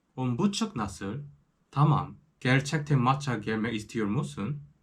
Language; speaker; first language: Turkish; non-native, learner; Korean